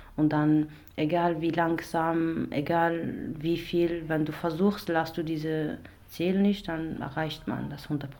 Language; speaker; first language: German; non-native, fluent; Arabic